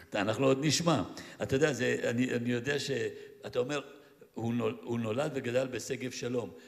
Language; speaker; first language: Hebrew; native; Hebrew